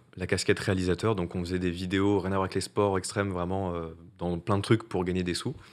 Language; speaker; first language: French; native; French